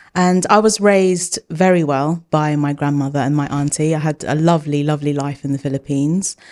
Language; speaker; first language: English; early bilingual, other home language; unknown